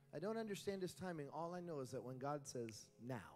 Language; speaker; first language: English; early bilingual, other home language; Spanish